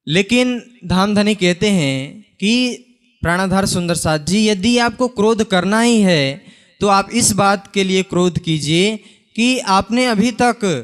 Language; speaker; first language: Hindi; native; Hindi